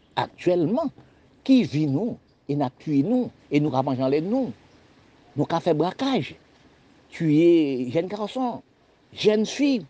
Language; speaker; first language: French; non-native, local second language; Haitian Creole